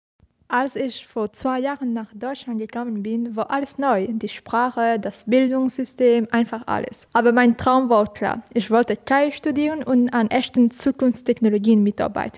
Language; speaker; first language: German; non-native, fluent; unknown